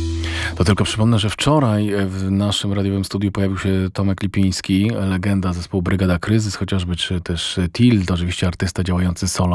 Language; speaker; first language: Polish; native; Polish